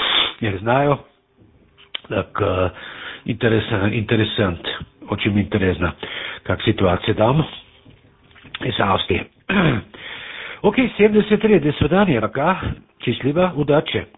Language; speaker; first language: Russian; non-native, learner; German